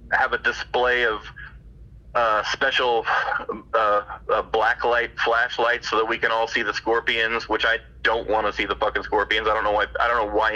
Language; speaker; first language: English; native; English